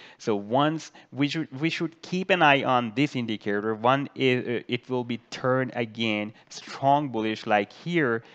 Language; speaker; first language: English; non-native, local second language; Urdu